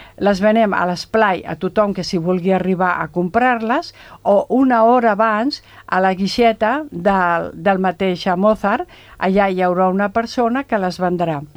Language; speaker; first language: Catalan; non-native, local second language; Spanish